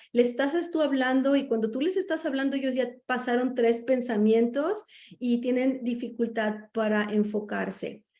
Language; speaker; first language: Spanish; native; Spanish